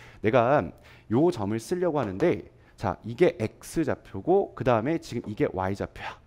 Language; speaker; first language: Korean; native; Korean